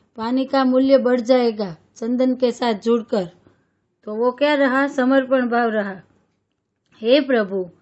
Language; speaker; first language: Hindi; non-native, local second language; Gujarati